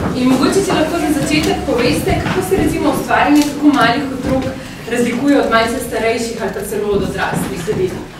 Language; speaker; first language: Slovenian; native; Slovenian